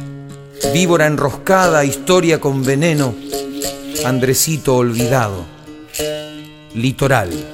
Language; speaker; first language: Spanish; native; Spanish